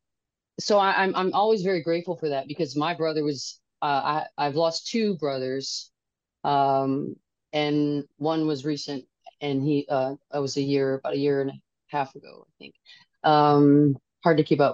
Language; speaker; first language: English; native; English